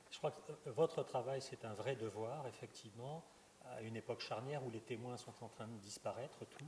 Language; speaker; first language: French; native; French